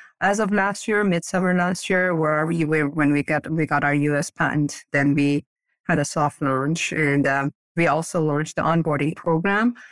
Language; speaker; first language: English; early bilingual, other home language; Persian